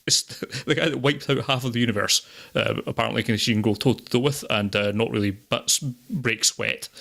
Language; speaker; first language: English; native; English